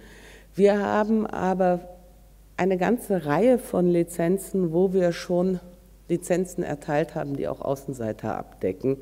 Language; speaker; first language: German; native; German